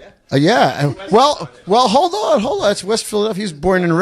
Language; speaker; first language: English; native; English